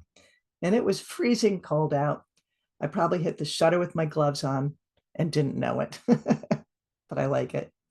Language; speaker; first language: English; native; English